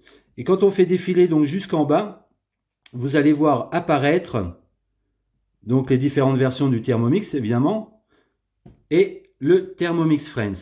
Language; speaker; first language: French; native; French